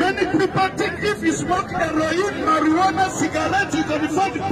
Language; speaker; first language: English; non-native, learner; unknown